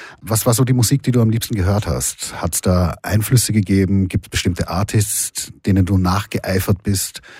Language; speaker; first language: German; native; German